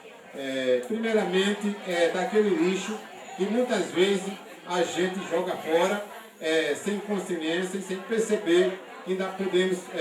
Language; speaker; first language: Portuguese; native; Portuguese